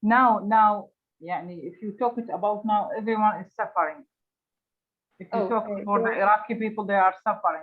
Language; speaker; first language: English; non-native, learner; Arabic